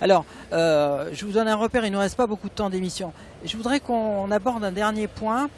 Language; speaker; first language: French; native; French